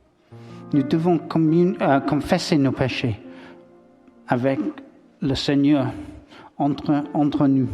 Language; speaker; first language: French; non-native, learner; English